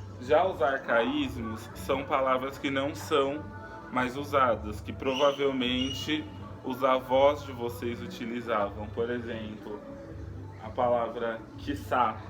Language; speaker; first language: Portuguese; native; Portuguese